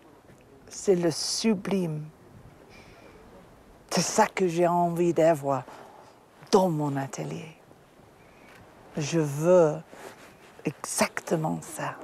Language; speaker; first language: French; non-native, fluent; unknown